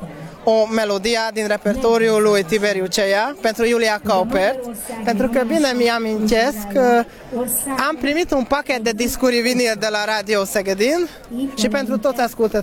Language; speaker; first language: Romanian; non-native, learner; Hungarian